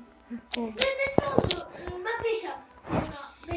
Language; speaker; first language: Turkish; non-native, learner; Azerbaijani